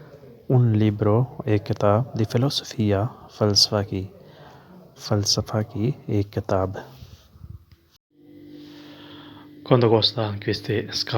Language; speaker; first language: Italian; non-native, learner; Urdu